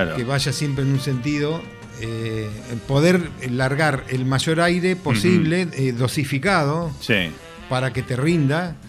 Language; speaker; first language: Spanish; native; Spanish